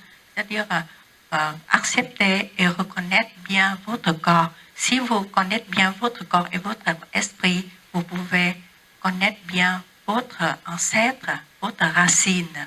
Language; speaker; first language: French; non-native, learner; Vietnamese